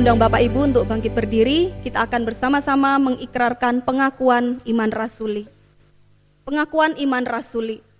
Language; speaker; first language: Indonesian; native; Indonesian